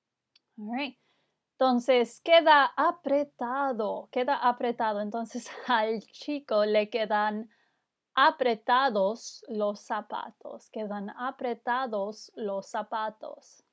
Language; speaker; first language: Spanish; non-native, fluent; English